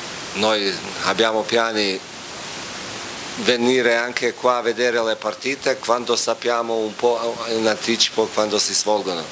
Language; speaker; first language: Italian; non-native, fluent; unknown